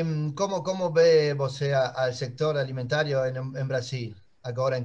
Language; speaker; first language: Spanish; non-native, learner; Portuguese